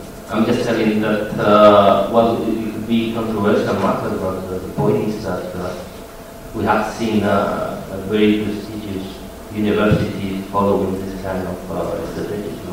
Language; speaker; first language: English; non-native, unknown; Spanish